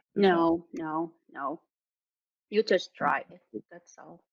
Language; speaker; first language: English; non-native, fluent; Finnish